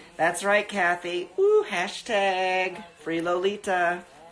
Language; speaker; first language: Spanish; early bilingual, other home language; English